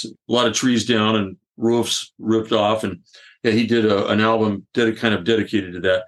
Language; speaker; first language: English; native; English